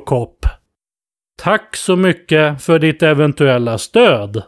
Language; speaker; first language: Swedish; native; Swedish